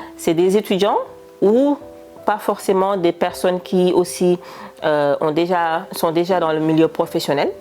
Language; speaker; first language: French; non-native, local second language; Wolof